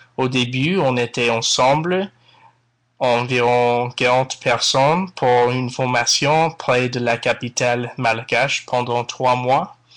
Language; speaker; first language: French; non-native, learner; English